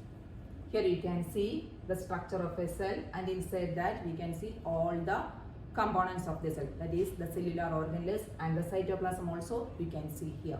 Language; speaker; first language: English; non-native, local second language; Malayalam